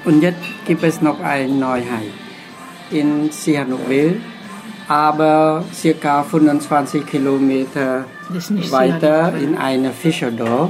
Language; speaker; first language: German; non-native, learner; Khmer